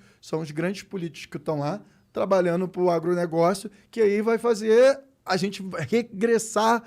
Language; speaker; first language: Portuguese; native; Portuguese